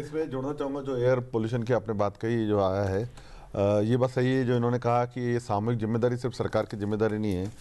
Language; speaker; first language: Hindi; native; Hindi